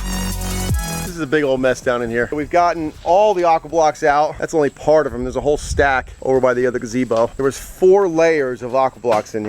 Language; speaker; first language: English; native; English